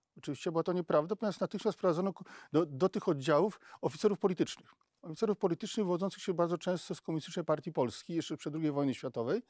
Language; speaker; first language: Polish; native; Polish